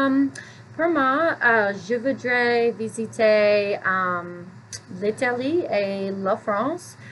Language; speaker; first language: French; non-native, learner; English